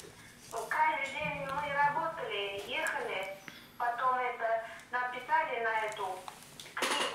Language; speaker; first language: Russian; non-native, learner; Uzbek